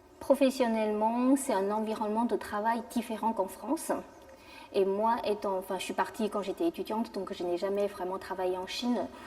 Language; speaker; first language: French; non-native, fluent; Chinese